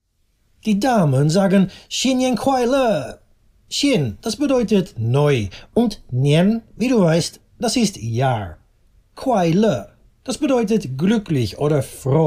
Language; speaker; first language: German; non-native, fluent; Dutch